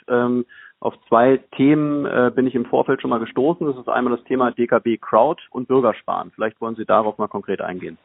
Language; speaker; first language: German; native; German